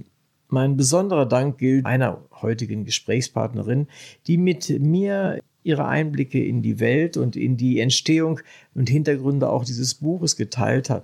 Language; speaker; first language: German; native; German